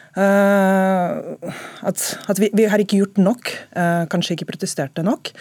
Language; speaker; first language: Norwegian; non-native, fluent; Russian